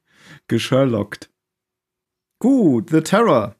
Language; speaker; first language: German; native; German